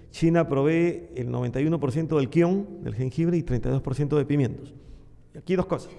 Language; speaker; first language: Spanish; native; Spanish